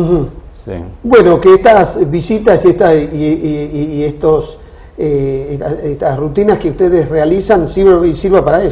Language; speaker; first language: Spanish; native; Spanish